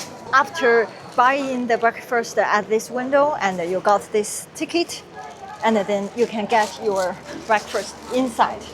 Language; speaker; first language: English; non-native, fluent; Chinese